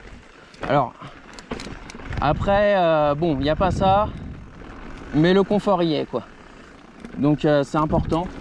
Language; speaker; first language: French; native; French